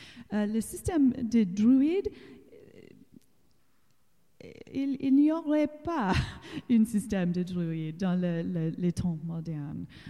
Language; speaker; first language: French; non-native, learner; English